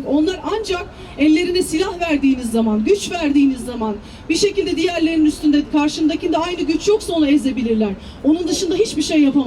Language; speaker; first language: Turkish; native; Turkish